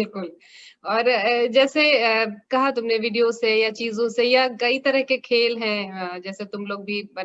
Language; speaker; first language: Hindi; native; Hindi